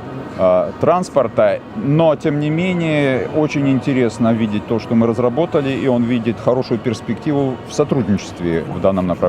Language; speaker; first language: Russian; native; Russian